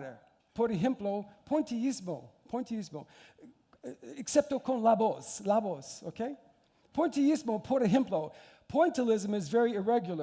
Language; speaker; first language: Spanish; non-native, learner; English